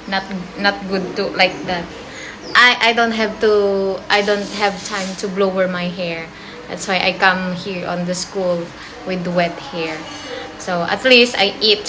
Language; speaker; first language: English; non-native, local second language; Filipino